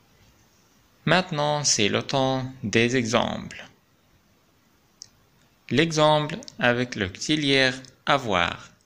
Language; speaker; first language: French; non-native, fluent; Arabic